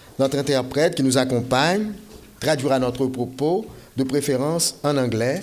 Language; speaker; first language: French; non-native, local second language; Haitian Creole